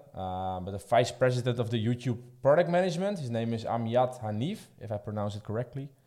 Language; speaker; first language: English; non-native, fluent; Dutch